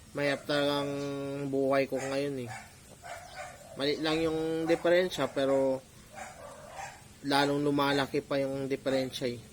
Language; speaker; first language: Filipino; non-native, local second language; Pangasinan